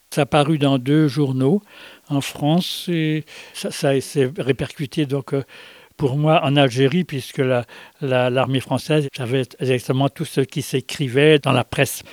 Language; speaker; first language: French; native; French